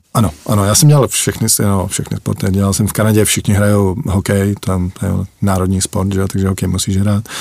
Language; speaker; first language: Czech; early bilingual, heritage; Czech